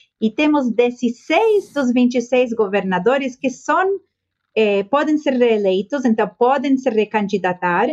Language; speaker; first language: Portuguese; non-native, fluent; Spanish